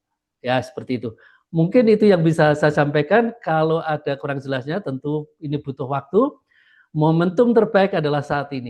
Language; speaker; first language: Indonesian; native; Indonesian